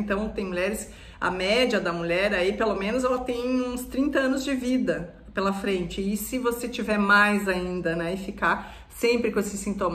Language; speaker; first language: Portuguese; native; Portuguese